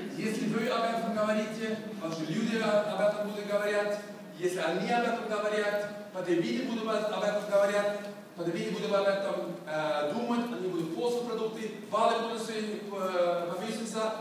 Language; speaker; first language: Russian; non-native, learner; Swedish